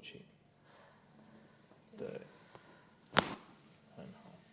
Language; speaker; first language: Chinese; non-native, learner; English